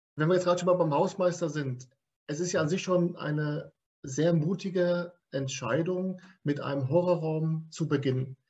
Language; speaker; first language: German; native; German